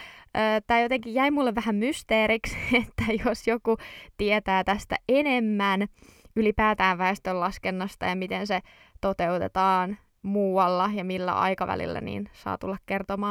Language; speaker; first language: Finnish; native; Finnish